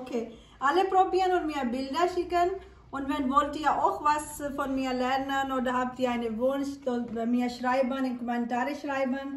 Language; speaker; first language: German; non-native, learner; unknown